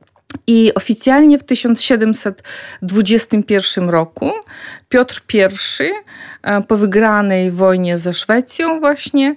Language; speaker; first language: Polish; non-native, fluent; Ukrainian